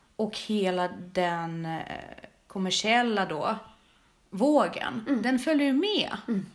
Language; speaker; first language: Swedish; early bilingual, other home language; Russian